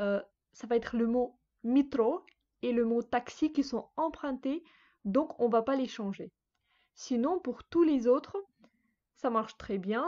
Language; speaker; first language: French; non-native, fluent; Russian